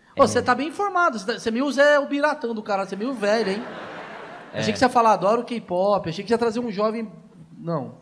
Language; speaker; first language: Portuguese; native; Portuguese